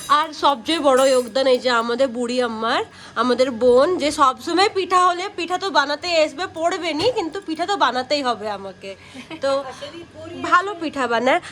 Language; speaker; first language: Bangla; early bilingual, heritage; Bangla